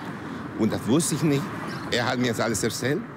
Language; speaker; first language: German; non-native, fluent; Spanish